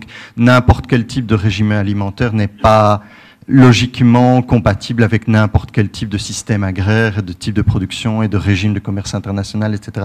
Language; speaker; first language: French; native; French